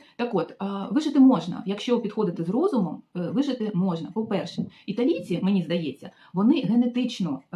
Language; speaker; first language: Ukrainian; native; Ukrainian